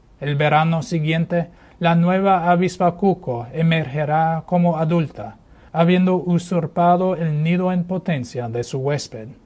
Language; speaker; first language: Spanish; non-native, fluent; English